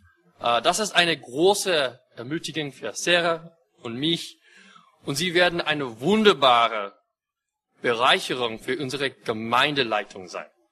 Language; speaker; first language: German; non-native, fluent; English